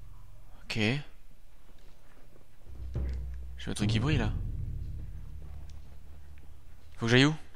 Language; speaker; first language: French; native; French